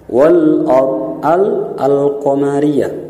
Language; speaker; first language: Arabic; non-native, fluent; Indonesian